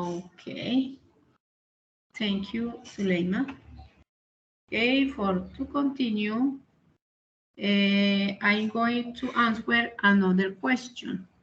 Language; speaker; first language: English; non-native, learner; Spanish